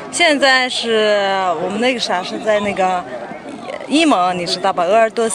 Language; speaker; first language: Chinese; non-native, local second language; Mongolian